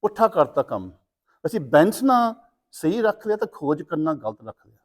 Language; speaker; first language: Punjabi; early bilingual, other home language; English